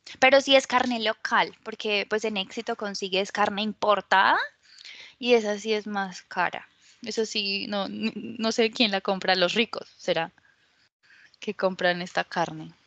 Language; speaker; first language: Spanish; native; Spanish